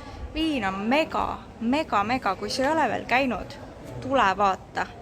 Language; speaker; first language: Estonian; native; Estonian